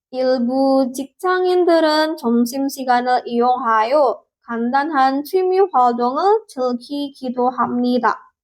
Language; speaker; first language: Korean; non-native, learner; Indonesian